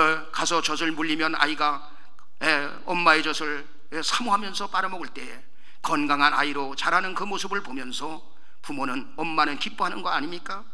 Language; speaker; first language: Korean; native; Korean